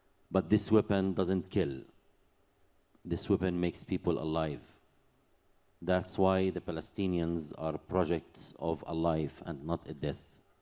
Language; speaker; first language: English; non-native, fluent; Arabic